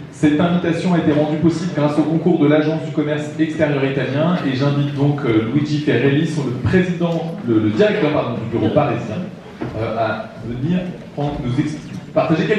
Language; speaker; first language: French; native; French